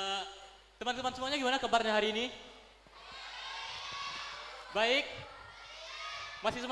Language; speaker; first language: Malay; non-native, local second language; Minangkabau